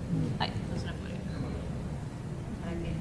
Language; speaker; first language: Spanish; native; Spanish